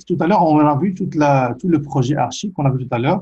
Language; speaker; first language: French; native; French